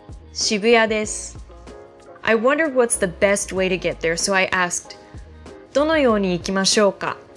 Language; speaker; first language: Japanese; non-native, fluent; English